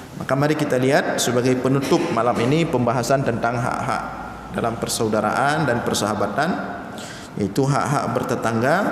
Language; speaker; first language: Malay; non-native, local second language; Achinese